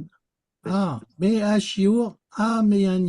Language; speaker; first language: Hebrew; non-native, learner; French